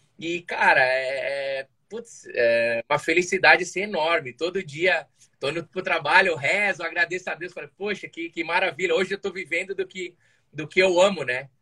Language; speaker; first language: Portuguese; native; Portuguese